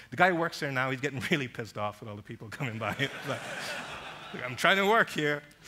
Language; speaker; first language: English; native; English